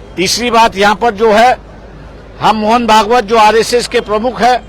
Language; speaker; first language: Hindi; non-native, local second language; Marathi